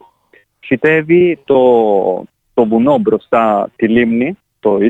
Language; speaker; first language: Greek; non-native, fluent; Italian